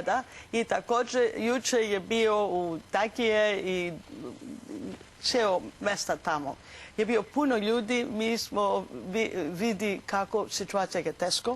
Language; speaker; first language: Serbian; non-native, learner; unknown